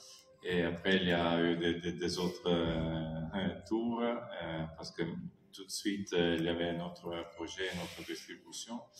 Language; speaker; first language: French; non-native, fluent; Italian